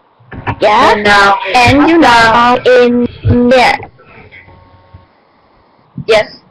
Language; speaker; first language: English; non-native, learner; Vietnamese